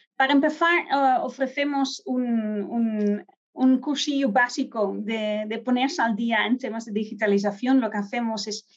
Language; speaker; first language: Spanish; non-native, fluent; Dutch